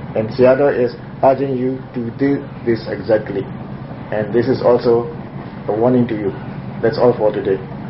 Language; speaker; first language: English; non-native, fluent; Burmese